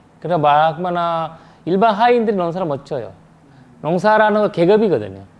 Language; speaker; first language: Korean; non-native, fluent; Sinhala